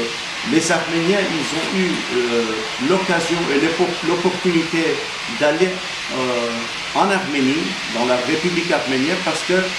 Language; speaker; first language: French; non-native, fluent; Armenian